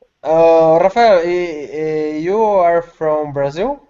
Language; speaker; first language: English; non-native, learner; Portuguese